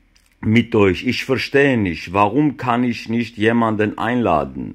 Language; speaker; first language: German; non-native, learner; Georgian